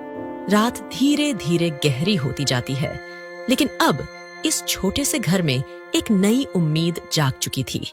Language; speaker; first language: Hindi; native; Hindi